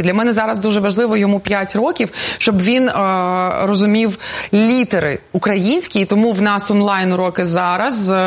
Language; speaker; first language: Ukrainian; non-native, local second language; Russian